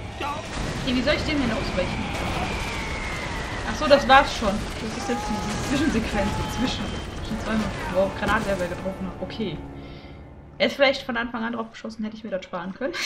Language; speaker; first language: German; native; German